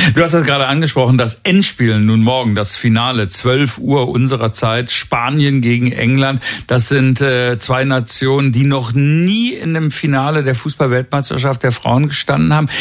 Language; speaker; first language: German; native; German